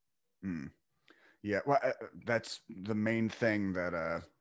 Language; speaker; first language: English; native; English